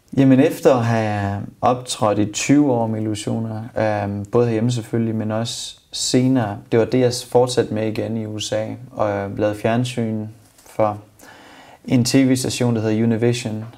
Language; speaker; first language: Danish; native; Danish